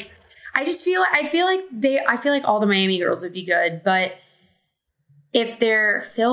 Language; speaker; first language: English; native; English